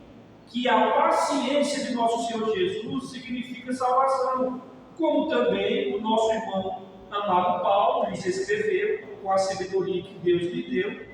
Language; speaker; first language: Portuguese; native; Portuguese